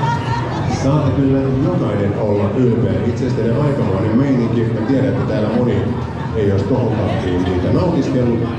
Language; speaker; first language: Finnish; native; Finnish